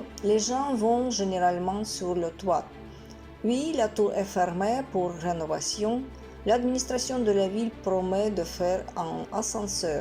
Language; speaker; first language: French; non-native, fluent; Russian